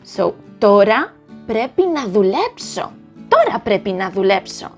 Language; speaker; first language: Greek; non-native, learner; Spanish